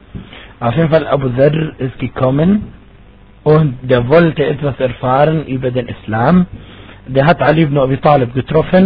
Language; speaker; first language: German; non-native, fluent; Arabic